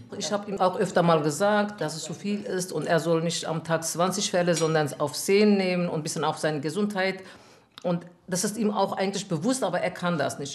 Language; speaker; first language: German; non-native, fluent; Turkish